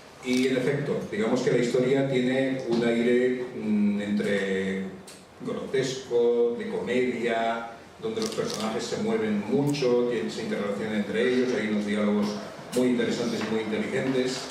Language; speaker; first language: Spanish; native; Spanish